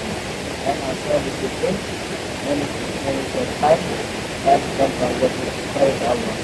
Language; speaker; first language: English; non-native, learner; Indonesian